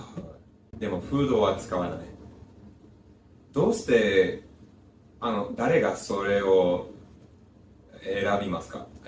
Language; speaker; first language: Japanese; non-native, learner; English